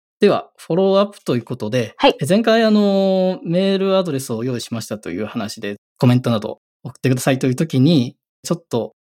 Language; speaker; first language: Japanese; native; Japanese